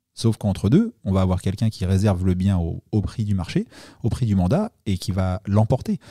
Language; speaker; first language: French; native; French